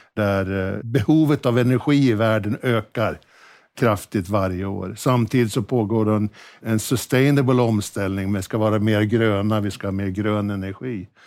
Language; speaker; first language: Swedish; native; Swedish